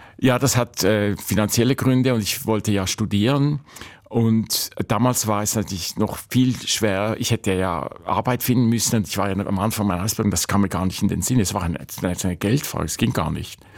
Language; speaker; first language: German; native; German